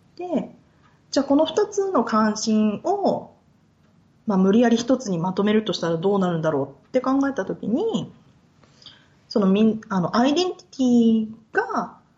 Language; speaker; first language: Japanese; native; Japanese